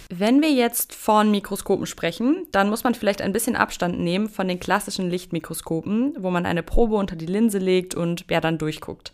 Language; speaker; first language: German; native; German